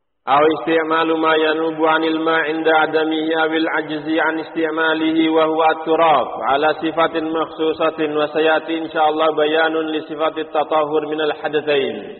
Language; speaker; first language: Arabic; non-native, fluent; Indonesian